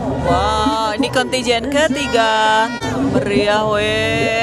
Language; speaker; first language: Indonesian; native; Indonesian